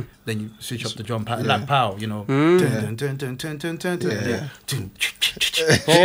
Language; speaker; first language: English; non-native, fluent; French